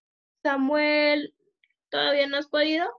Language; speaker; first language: Spanish; native; Spanish